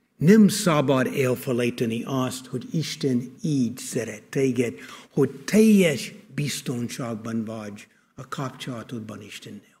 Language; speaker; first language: Hungarian; non-native, fluent; English